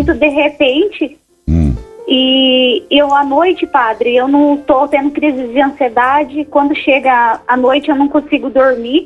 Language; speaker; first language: Portuguese; native; Portuguese